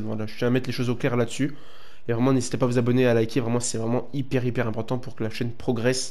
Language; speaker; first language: French; native; French